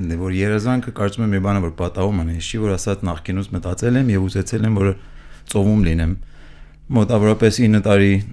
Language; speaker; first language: Armenian; early bilingual, heritage; Armenian